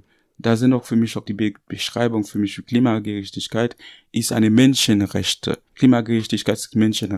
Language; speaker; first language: German; non-native, learner; Haitian Creole